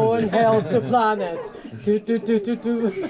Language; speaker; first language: English; non-native, learner; Russian